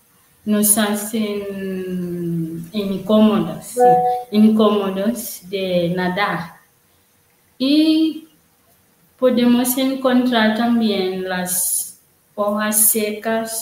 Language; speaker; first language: Spanish; non-native, learner; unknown